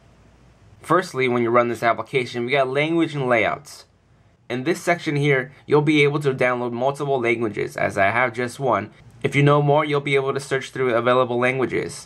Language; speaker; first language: English; native; English